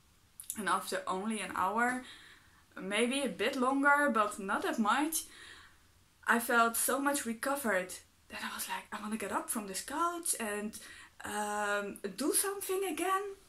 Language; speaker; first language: English; non-native, fluent; Dutch